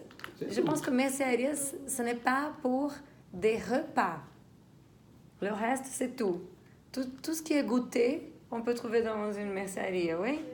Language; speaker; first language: French; non-native, fluent; Portuguese